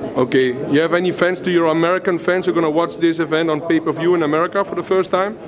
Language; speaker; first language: English; non-native, fluent; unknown